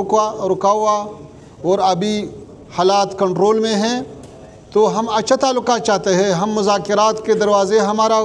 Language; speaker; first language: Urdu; non-native, learner; Pashto